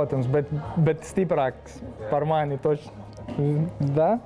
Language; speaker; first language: Latvian; non-native, local second language; Russian